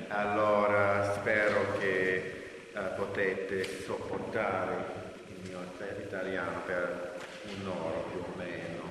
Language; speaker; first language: Italian; non-native, fluent; English